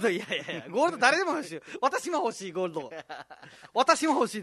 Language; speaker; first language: Japanese; non-native, fluent; Nepali